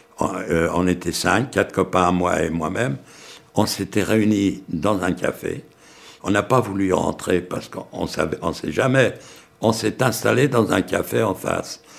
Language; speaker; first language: French; early bilingual, other home language; Yiddish